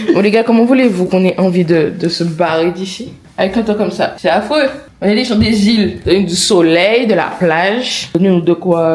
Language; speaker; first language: French; native; French